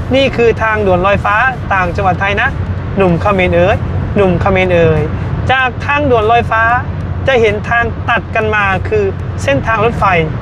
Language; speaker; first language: Thai; native; Thai